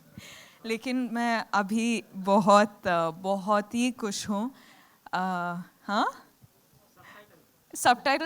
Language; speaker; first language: Hindi; non-native, local second language; Kannada